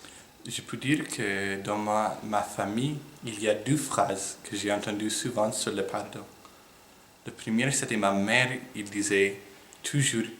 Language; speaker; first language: French; non-native, fluent; English